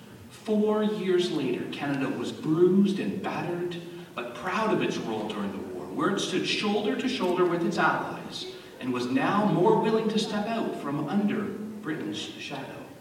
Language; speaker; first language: English; native; English